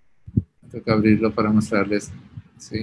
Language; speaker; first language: Spanish; native; Spanish